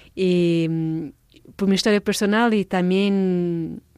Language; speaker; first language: Spanish; non-native, fluent; Portuguese